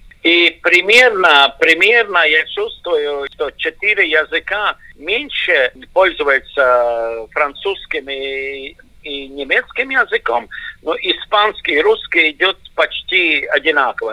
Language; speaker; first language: Russian; non-native, local second language; Latvian